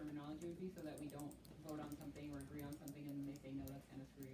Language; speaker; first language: English; native; English